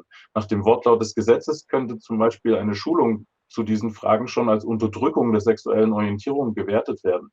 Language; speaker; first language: German; native; German